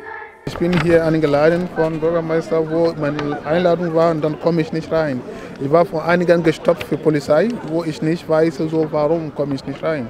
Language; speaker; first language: German; non-native, learner; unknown